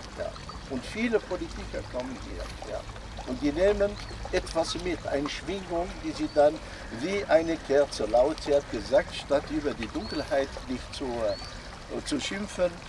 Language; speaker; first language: German; non-native, learner; Arabic